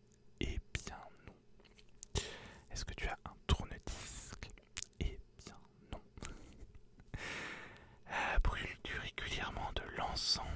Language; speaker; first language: French; native; French